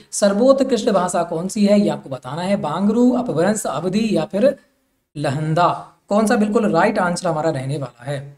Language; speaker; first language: Hindi; native; Hindi